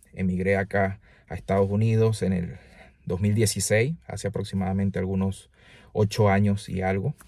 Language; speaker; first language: Spanish; native; Spanish